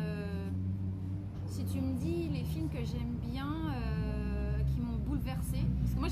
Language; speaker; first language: French; native; French